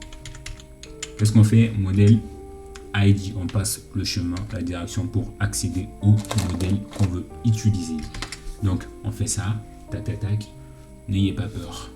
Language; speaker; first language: French; native; French